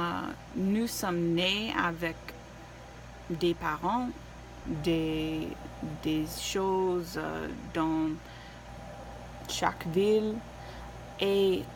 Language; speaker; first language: French; non-native, learner; English